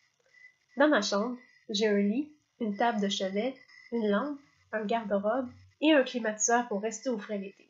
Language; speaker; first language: French; native; French